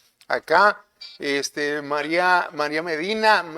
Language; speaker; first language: Spanish; native; Spanish